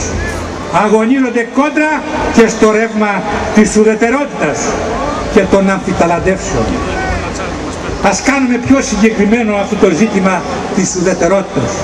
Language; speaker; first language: Greek; native; Greek